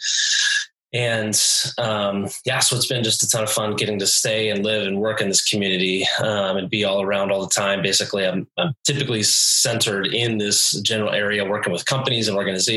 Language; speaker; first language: English; native; English